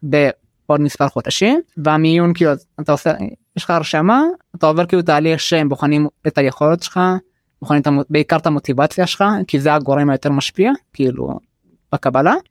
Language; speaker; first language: Hebrew; early bilingual, other home language; Amharic